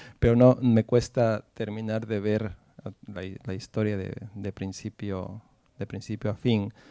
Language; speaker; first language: Spanish; native; Spanish